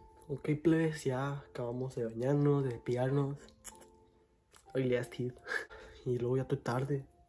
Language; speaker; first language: Spanish; early bilingual, heritage; Spanish